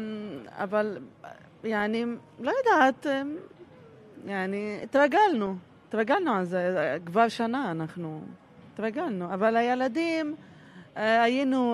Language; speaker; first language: Hebrew; non-native, local second language; Arabic